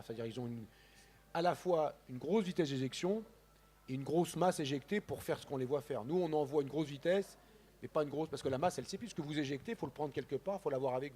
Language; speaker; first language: French; native; French